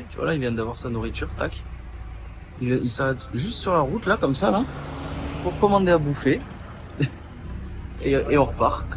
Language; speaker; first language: French; native; French